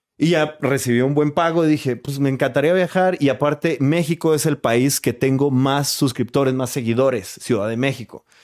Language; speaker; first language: Spanish; native; Spanish